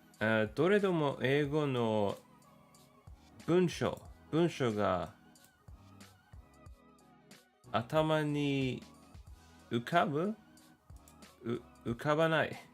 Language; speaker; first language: Japanese; non-native, learner; English